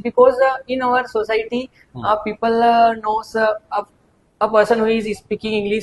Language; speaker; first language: English; non-native, learner; Hindi